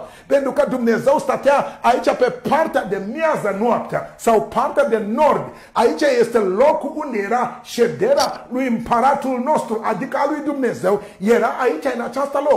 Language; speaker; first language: Romanian; non-native, learner; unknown